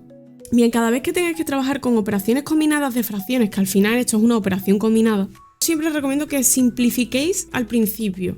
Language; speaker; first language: Spanish; native; Spanish